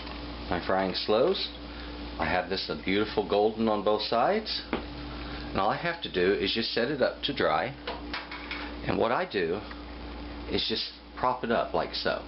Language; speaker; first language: English; native; English